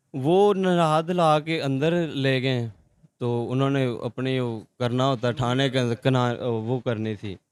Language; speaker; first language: Urdu; non-native, local second language; Punjabi